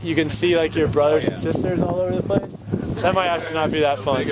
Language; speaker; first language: English; native; English